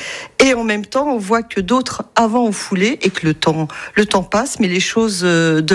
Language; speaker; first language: French; native; French